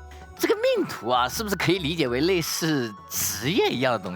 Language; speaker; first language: Chinese; native; Chinese